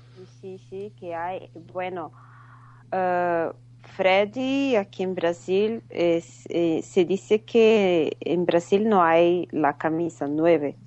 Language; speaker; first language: Spanish; non-native, fluent; Portuguese